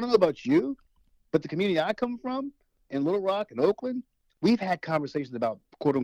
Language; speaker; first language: English; native; English